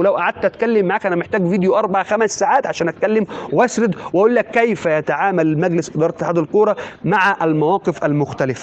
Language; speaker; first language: Arabic; native; Arabic